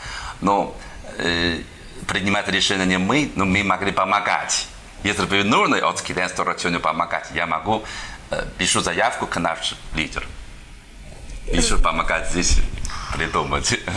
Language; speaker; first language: Russian; non-native, learner; Chinese